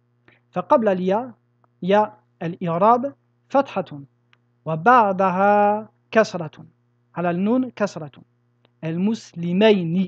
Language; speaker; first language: Arabic; non-native, fluent; French